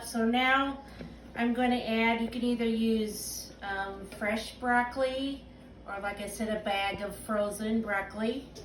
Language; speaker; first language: English; native; English